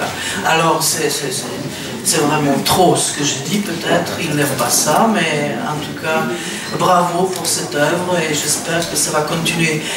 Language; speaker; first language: French; non-native, fluent; Czech